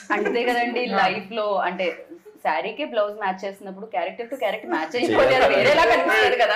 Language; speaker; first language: Telugu; native; Telugu